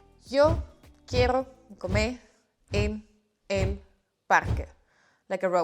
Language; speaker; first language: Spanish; non-native, fluent; English